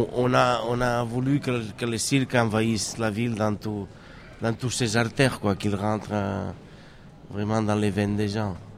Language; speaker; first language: French; non-native, fluent; Catalan